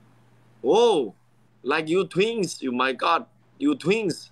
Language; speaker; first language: English; non-native, learner; Chinese